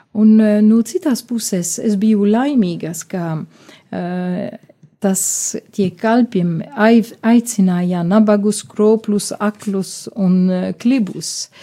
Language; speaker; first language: Latvian; non-native, fluent; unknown